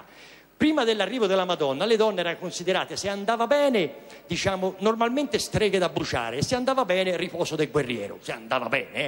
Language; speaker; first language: Italian; native; Italian